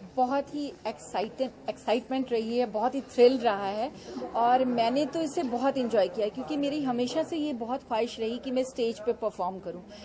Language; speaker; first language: Hindi; non-native, local second language; Punjabi